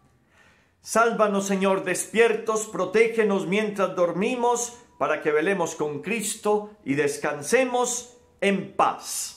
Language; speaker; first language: Spanish; native; Spanish